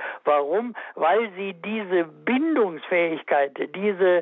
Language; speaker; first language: German; native; German